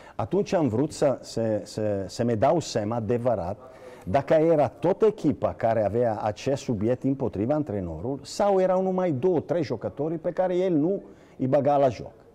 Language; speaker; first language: Romanian; non-native, fluent; Italian